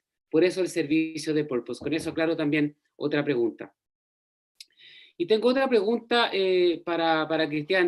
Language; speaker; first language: Spanish; native; Spanish